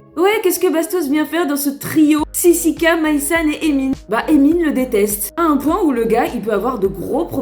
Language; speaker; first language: French; native; French